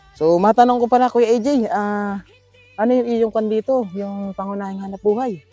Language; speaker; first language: Filipino; native; Filipino